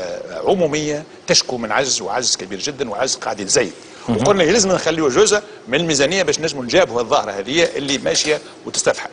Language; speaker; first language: Arabic; native; Arabic